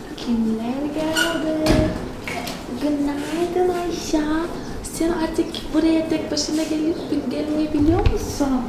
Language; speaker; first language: Turkish; non-native, fluent; Portuguese